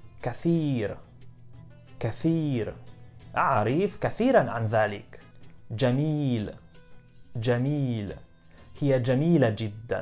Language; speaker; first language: Arabic; non-native, fluent; Polish